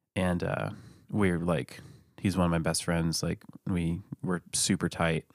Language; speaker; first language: English; native; English